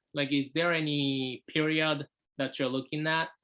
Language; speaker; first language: English; non-native, fluent; Japanese